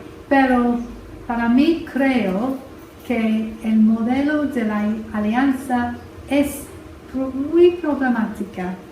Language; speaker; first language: Spanish; non-native, fluent; English